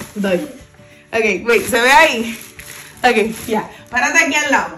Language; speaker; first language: Spanish; early bilingual, heritage; Spanish